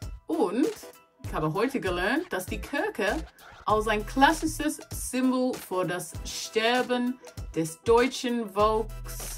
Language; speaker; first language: German; non-native, learner; English